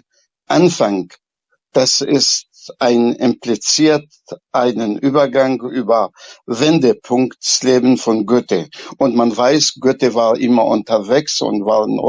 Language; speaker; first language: German; non-native, fluent; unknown